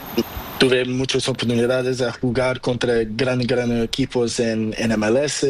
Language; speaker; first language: Spanish; non-native, learner; Portuguese